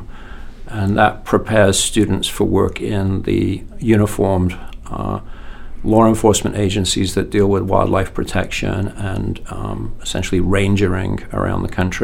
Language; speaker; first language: English; native; English